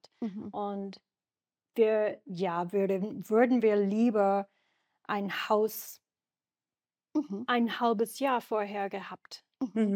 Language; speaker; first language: German; non-native, learner; English